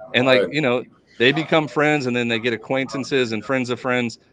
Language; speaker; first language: English; native; English